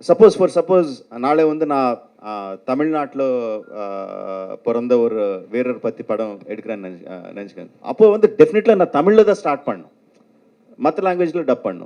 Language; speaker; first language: Tamil; non-native, local second language; Telugu